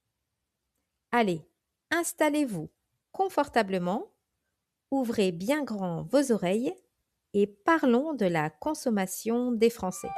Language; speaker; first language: French; native; French